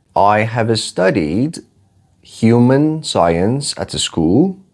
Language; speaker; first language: English; non-native, fluent; Persian